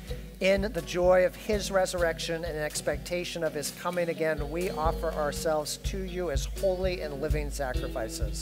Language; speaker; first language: English; native; English